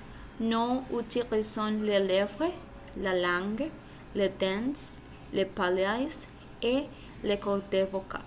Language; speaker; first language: French; non-native, learner; Spanish